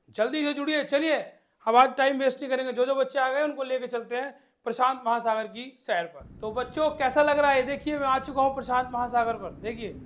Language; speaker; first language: Hindi; native; Hindi